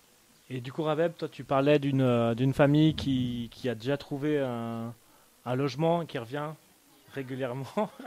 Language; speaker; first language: French; native; French